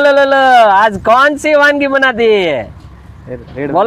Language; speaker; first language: Hindi; non-native, local second language; Gujarati